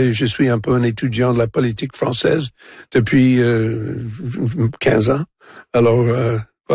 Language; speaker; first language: French; non-native, local second language; English